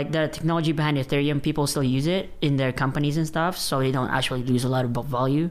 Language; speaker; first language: English; non-native, local second language; Filipino